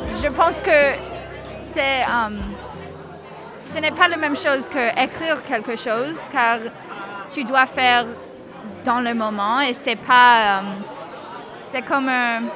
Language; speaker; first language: French; non-native, learner; English